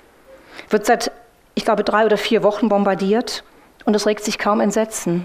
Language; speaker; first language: German; native; German